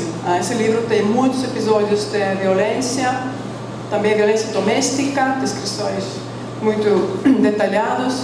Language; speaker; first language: Portuguese; non-native, fluent; Estonian